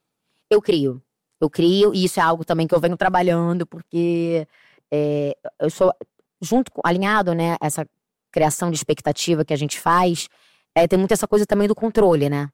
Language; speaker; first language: Portuguese; native; Portuguese